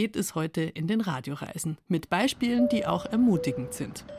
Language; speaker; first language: German; native; German